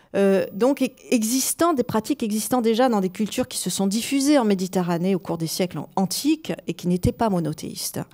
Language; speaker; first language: French; native; French